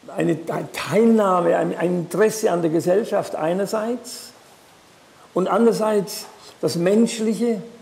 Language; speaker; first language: German; native; German